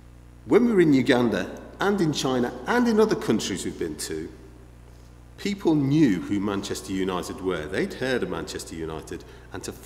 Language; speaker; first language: English; native; English